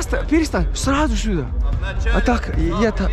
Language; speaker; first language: Russian; non-native, learner; Italian